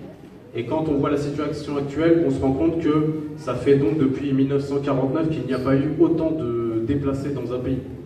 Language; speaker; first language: French; native; French